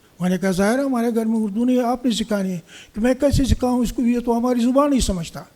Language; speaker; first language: Urdu; non-native, local second language; Pashto